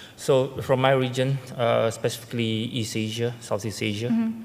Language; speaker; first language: English; non-native, local second language; Malay